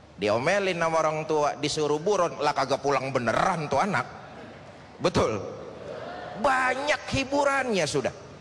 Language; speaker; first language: Indonesian; native; Indonesian